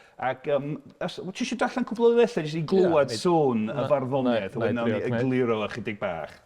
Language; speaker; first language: Welsh; non-native, fluent; English